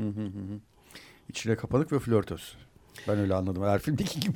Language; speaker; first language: Turkish; native; Turkish